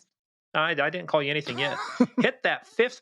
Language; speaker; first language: English; native; English